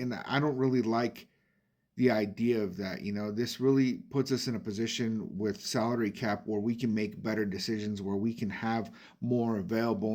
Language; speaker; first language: English; native; English